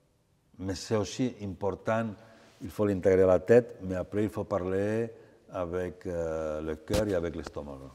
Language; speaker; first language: French; non-native, fluent; Catalan